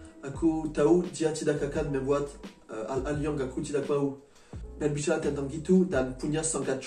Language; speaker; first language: Indonesian; non-native, learner; French